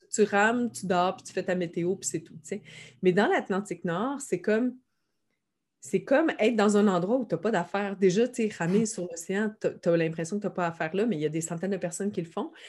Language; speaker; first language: French; native; French